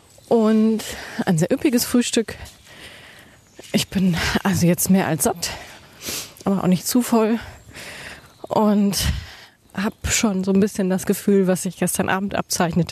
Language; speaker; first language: German; native; German